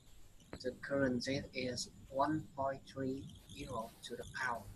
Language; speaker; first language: English; non-native, learner; Vietnamese